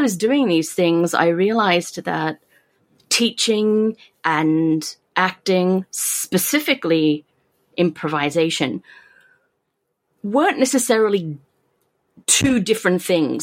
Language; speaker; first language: English; native; English